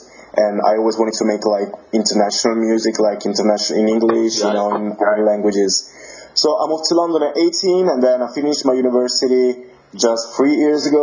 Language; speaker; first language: English; non-native, fluent; Italian